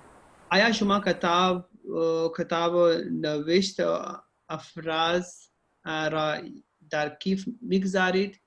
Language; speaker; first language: Persian; non-native, learner; Urdu